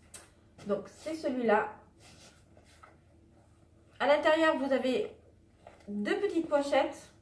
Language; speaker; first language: French; native; French